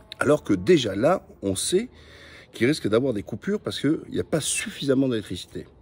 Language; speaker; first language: French; native; French